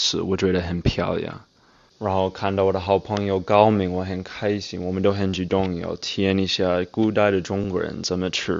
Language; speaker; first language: Chinese; non-native, fluent; English